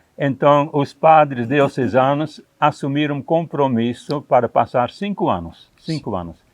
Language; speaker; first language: Portuguese; non-native, fluent; Dutch